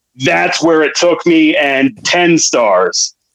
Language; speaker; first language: English; native; English